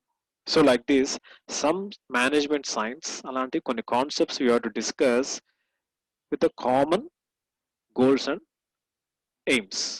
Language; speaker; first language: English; non-native, local second language; Telugu